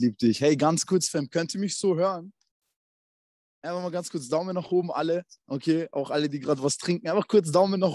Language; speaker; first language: German; native; German